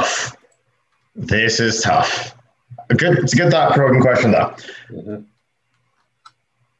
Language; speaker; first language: English; native; English